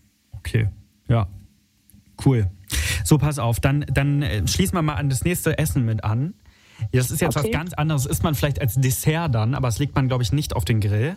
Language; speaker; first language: German; native; German